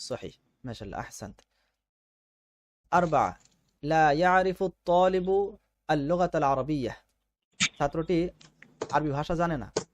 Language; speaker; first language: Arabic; non-native, fluent; Bangla